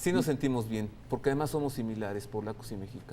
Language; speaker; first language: Spanish; native; Spanish